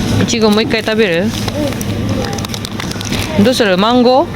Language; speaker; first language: Japanese; non-native, fluent; Filipino